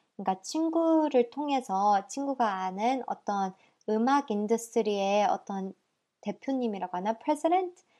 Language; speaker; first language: Korean; early bilingual, heritage; Korean